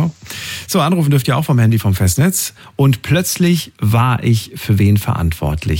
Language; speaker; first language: German; native; German